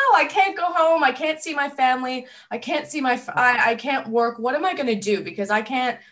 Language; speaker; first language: English; native; English